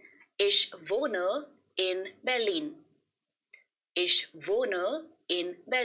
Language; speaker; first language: German; non-native, fluent; Hindi